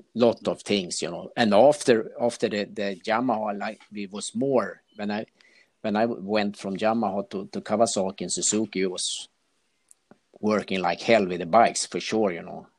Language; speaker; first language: English; non-native, fluent; Swedish